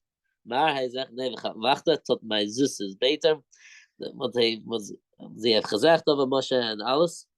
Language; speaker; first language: Dutch; non-native, fluent; English